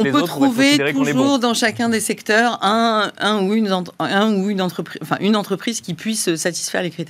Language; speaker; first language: French; native; French